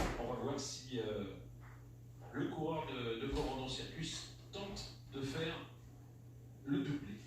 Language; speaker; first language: French; native; French